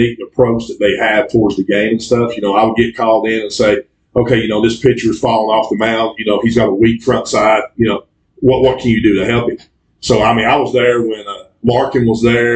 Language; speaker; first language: English; native; English